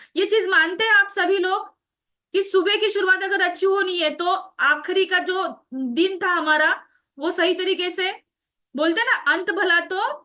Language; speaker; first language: Hindi; non-native, local second language; Marathi